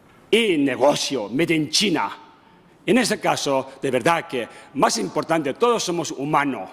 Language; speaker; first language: Spanish; non-native, learner; Tibetan